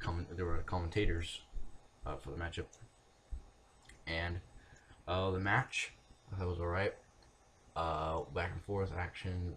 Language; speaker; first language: English; native; English